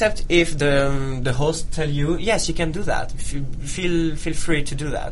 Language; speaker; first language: English; non-native, fluent; Italian